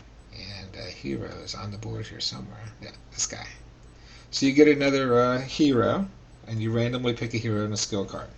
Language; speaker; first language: English; native; English